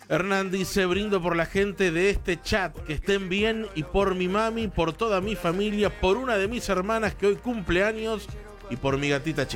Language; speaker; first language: Spanish; native; Spanish